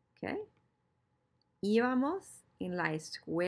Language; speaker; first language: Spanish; non-native, fluent; English